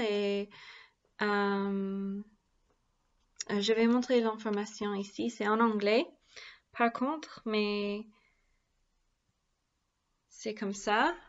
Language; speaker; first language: French; non-native, learner; English